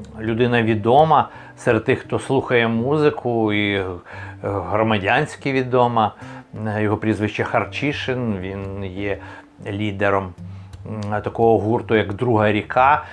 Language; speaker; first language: Ukrainian; native; Ukrainian